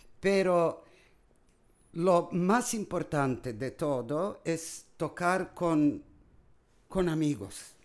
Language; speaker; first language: Spanish; non-native, fluent; Serbian